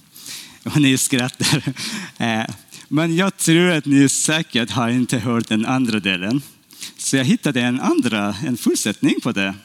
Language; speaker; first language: Swedish; non-native, fluent; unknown